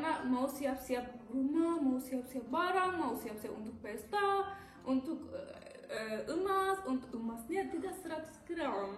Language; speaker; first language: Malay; non-native, learner; Turkish